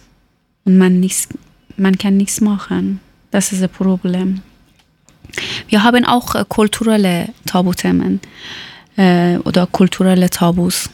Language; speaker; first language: German; non-native, learner; Persian